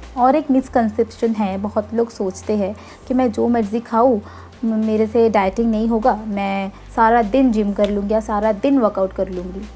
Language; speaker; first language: Hindi; non-native, local second language; Bangla